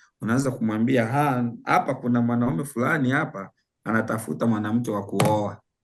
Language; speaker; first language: Swahili; native; Swahili